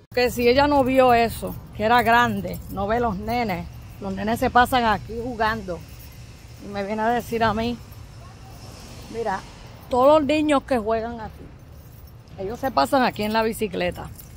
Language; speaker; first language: Spanish; native; Spanish